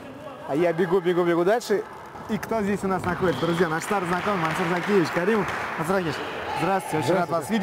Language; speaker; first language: Russian; native; Russian